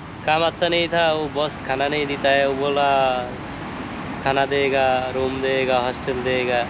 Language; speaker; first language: Hindi; non-native, learner; Bangla